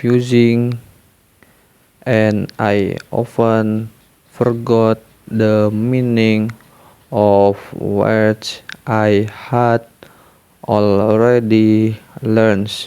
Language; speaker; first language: English; non-native, learner; Indonesian